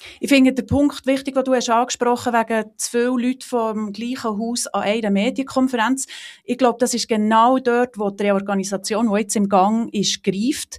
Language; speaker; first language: German; native; German